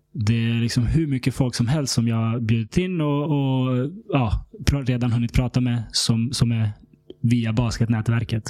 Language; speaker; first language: Swedish; early bilingual, other home language; Serbian